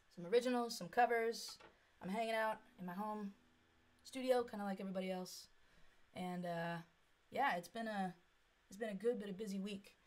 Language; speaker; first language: English; native; English